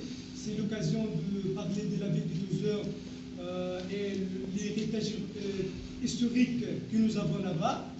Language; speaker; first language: French; non-native, local second language; Arabic